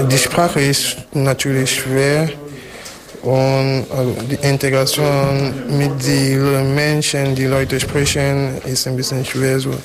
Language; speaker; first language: German; non-native, fluent; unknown